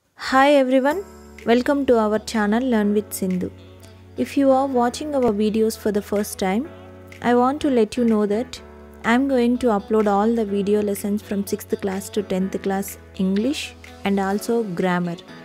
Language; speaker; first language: English; non-native, local second language; Telugu